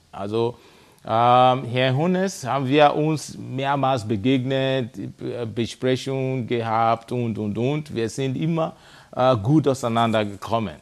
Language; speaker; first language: German; non-native, fluent; Yoruba